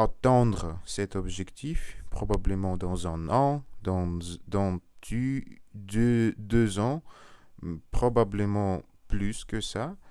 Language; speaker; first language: French; non-native, learner; Russian